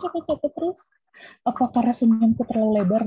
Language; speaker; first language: Indonesian; native; Indonesian